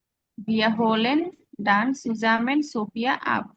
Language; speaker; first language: German; non-native, learner; Bangla